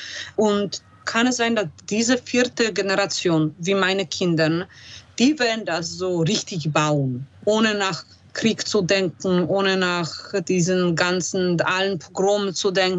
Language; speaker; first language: German; non-native, fluent; Polish